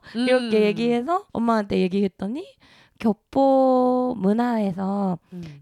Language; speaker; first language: Korean; non-native, fluent; Japanese